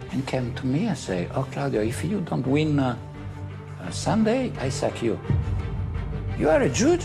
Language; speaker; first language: English; non-native, fluent; Italian